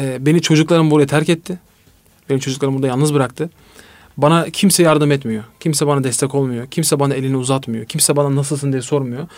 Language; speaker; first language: Turkish; native; Turkish